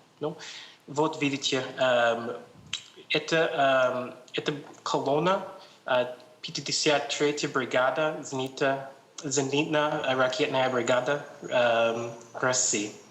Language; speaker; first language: Russian; non-native, learner; English